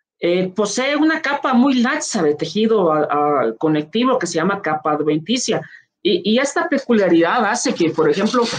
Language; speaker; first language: Spanish; native; Spanish